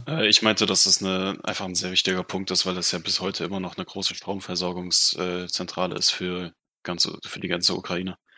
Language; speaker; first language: German; non-native, fluent; Russian